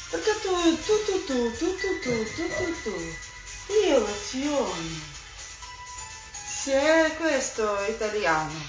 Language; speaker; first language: Italian; non-native, learner; Russian